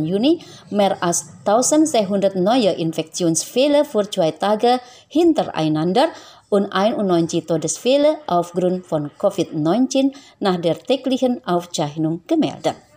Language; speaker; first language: German; non-native, fluent; Indonesian